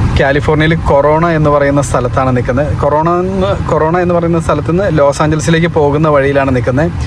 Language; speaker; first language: Malayalam; native; Malayalam